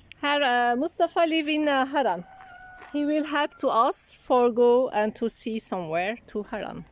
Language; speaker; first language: English; non-native, learner; Turkish